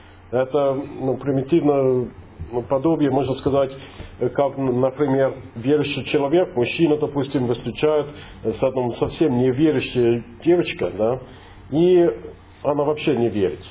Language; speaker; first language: Russian; non-native, fluent; English